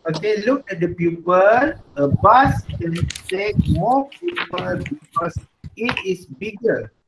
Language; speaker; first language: English; non-native, local second language; Malay